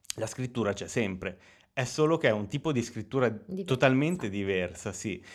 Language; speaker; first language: Italian; native; Italian